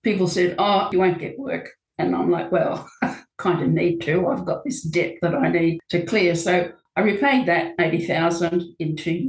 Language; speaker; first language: English; native; English